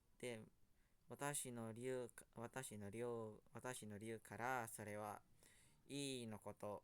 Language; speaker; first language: Japanese; non-native, learner; Indonesian